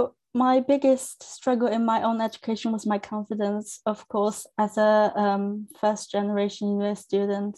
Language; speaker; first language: English; non-native, fluent; Chinese